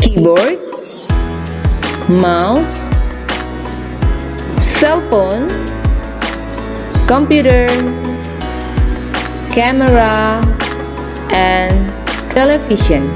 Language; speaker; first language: English; non-native, fluent; Indonesian